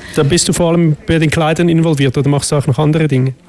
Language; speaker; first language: German; native; German